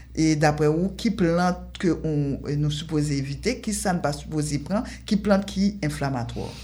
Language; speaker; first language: French; non-native, local second language; Haitian Creole